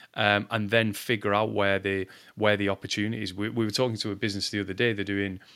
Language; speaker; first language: English; native; English